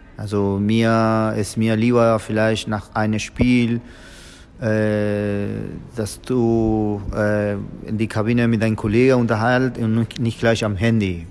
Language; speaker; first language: German; non-native, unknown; Spanish